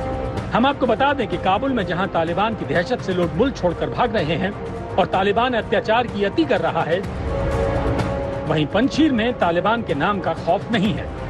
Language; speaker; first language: Hindi; native; Hindi